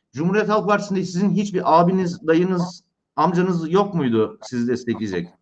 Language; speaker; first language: Turkish; native; Turkish